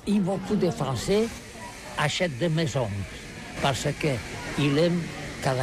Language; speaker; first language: French; non-native, learner; Catalan